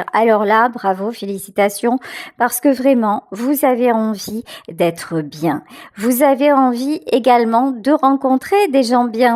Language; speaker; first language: French; native; French